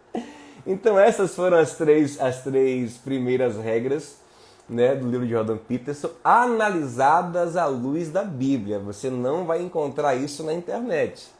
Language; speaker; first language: Portuguese; native; Portuguese